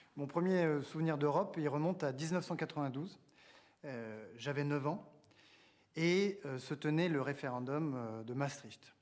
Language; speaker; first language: French; native; French